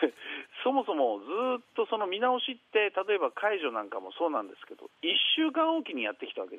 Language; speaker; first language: Japanese; native; Japanese